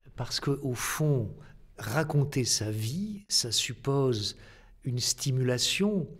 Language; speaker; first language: French; native; French